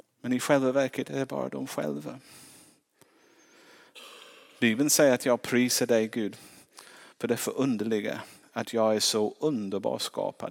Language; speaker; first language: Swedish; non-native, fluent; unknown